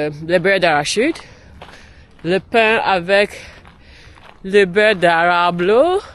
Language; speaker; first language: French; non-native, learner; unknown